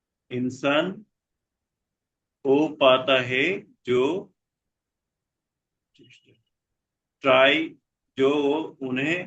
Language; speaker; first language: Hindi; non-native, learner; Bangla